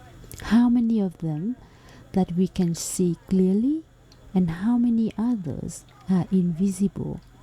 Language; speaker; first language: English; non-native, fluent; Vietnamese